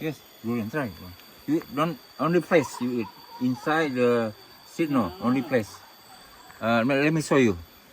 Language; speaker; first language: English; non-native, learner; Indonesian